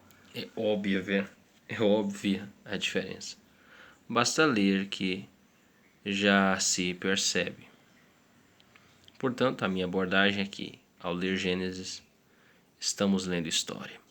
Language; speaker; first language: Portuguese; native; Portuguese